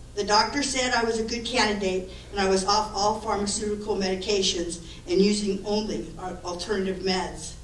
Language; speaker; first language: English; native; English